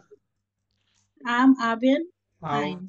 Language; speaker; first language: German; non-native, learner; Bangla